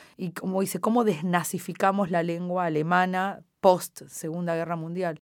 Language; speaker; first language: Spanish; native; Spanish